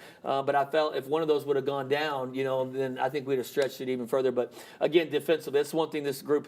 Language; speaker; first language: English; native; English